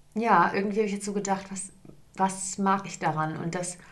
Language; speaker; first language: German; native; German